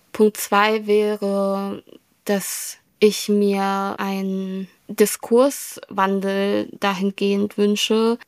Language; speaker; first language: German; early bilingual, other home language; Vietnamese